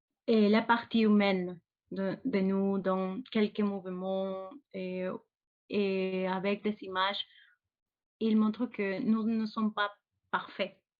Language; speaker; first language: French; non-native, fluent; Spanish